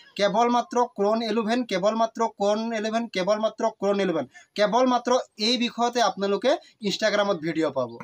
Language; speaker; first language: Assamese; non-native, local second language; Sadri